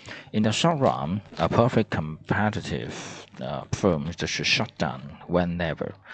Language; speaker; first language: English; non-native, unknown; Chinese